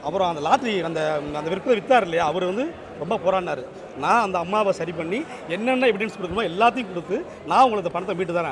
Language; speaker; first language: Tamil; native; Tamil